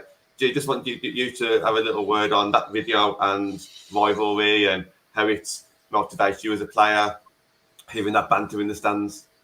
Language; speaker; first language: English; native; English